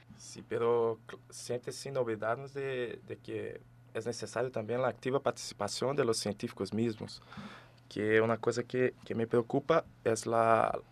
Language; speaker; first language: Spanish; non-native, fluent; Portuguese